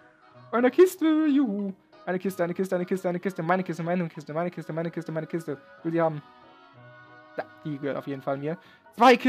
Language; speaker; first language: German; native; German